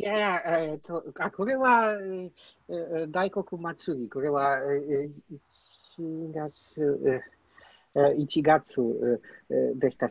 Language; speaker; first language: Japanese; non-native, learner; Polish